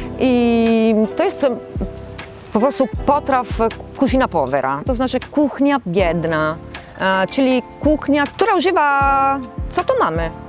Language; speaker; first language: Polish; non-native, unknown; Italian